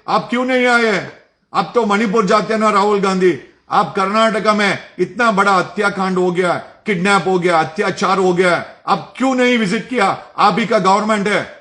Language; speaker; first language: Hindi; non-native, local second language; Kannada